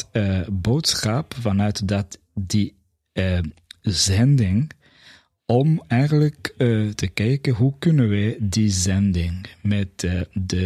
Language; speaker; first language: Dutch; non-native, fluent; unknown